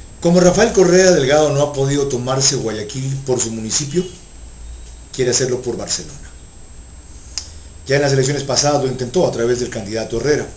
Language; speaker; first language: Spanish; native; Spanish